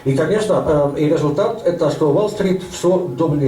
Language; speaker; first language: Russian; non-native, learner; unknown